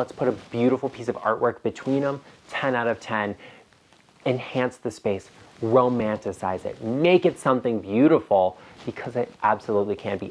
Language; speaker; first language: English; native; English